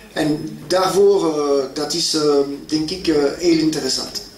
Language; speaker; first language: Dutch; non-native, local second language; French